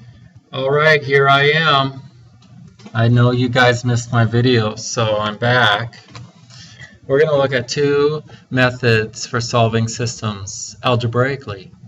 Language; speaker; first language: English; native; English